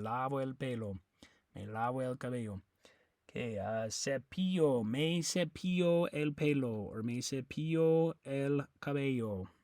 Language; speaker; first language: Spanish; non-native, fluent; English